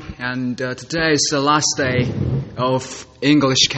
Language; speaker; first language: English; non-native, fluent; Chinese